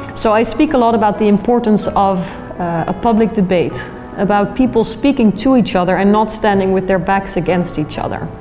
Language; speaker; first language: English; non-native, fluent; Dutch